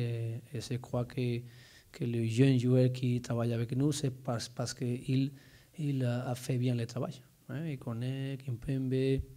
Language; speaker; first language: French; non-native, learner; Spanish